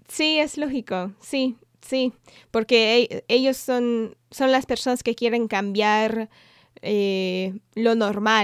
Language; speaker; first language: Spanish; non-native, fluent; English